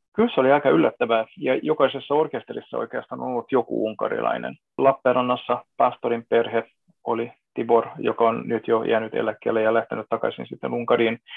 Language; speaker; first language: Finnish; non-native, fluent; Hungarian